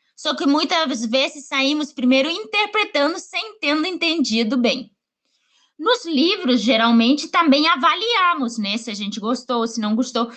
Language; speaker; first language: Portuguese; non-native, fluent; Spanish